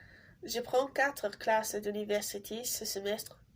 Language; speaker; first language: French; non-native, learner; English